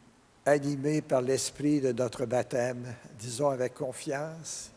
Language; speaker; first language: French; native; French